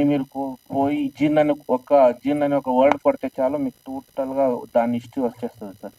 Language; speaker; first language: Telugu; non-native, local second language; Hindi